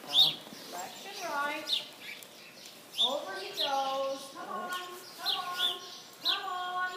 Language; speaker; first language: English; native; English